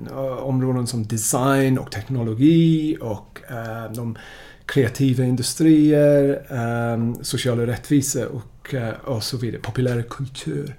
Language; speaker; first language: Swedish; non-native, fluent; English